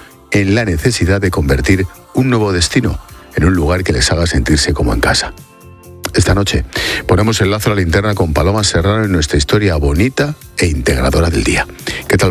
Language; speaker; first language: Spanish; native; Spanish